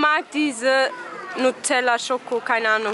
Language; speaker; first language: German; early bilingual, other home language; Albanian